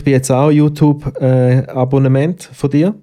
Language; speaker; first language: German; native; German